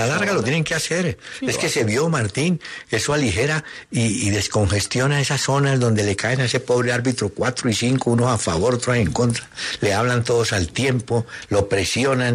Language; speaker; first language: Spanish; native; Spanish